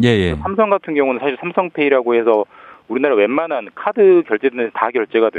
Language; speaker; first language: Korean; native; Korean